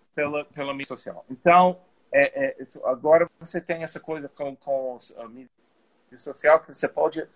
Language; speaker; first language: Portuguese; non-native, fluent; English